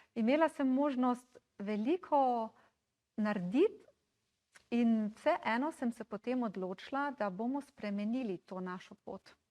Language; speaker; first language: Slovenian; early bilingual, heritage; Slovenian